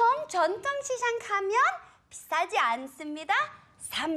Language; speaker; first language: Korean; non-native, learner; English